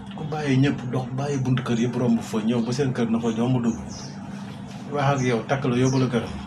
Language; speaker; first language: Wolof; native; Wolof